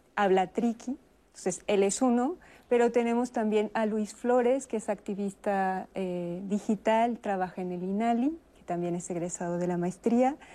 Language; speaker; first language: Spanish; native; Spanish